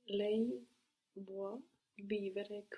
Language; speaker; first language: Italian; non-native, learner; English